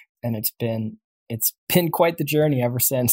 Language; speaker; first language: English; native; English